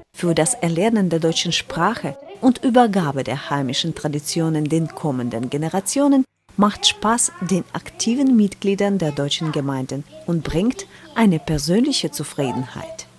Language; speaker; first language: German; non-native, fluent; Ukrainian